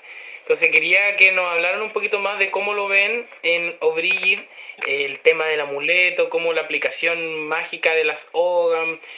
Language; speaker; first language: Spanish; native; Spanish